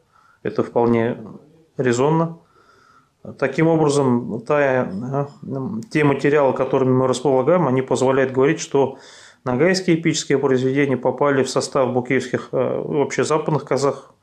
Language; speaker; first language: Russian; native; Russian